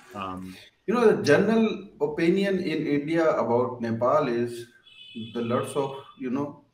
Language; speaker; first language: English; non-native, local second language; Punjabi